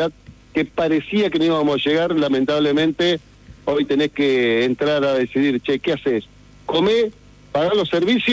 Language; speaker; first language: Spanish; native; Spanish